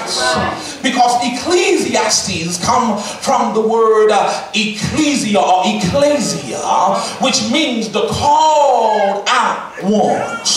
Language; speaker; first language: English; native; English